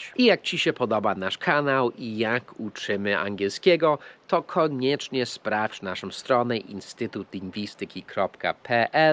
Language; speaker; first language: Polish; non-native, fluent; English